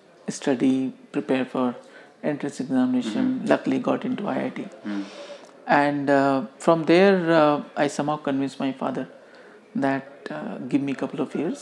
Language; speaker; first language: English; non-native, local second language; Hindi